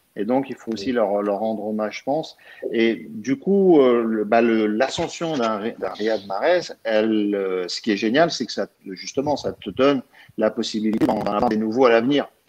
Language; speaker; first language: French; early bilingual, other home language; Arabic